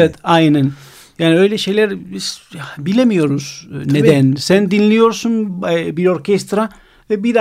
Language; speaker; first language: Turkish; non-native, fluent; Spanish